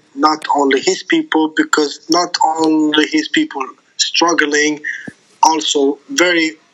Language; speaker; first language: English; non-native, fluent; Arabic